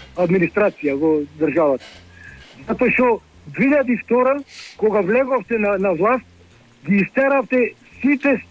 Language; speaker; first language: Macedonian; native; Macedonian